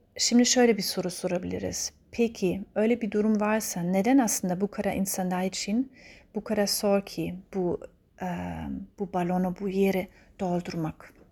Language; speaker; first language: Turkish; early bilingual, heritage; Turkish